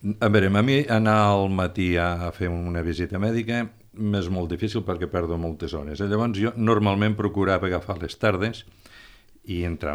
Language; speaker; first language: Catalan; native; Catalan